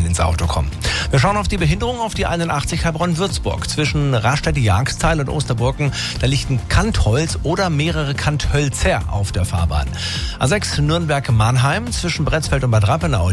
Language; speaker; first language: German; native; German